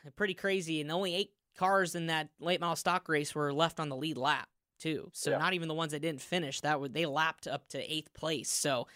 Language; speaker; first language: English; native; English